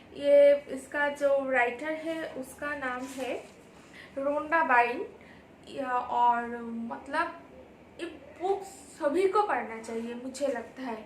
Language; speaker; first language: Hindi; non-native, local second language; Bangla